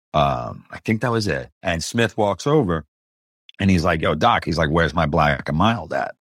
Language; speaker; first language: English; early bilingual, other home language; Spanish